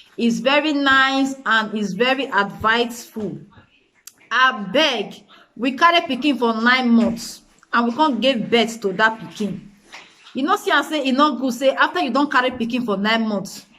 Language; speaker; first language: Nigerian Pidgin; native; Nigerian Pidgin